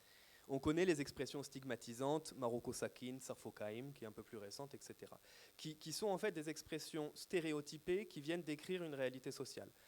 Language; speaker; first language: French; native; French